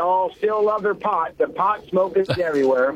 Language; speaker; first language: English; native; English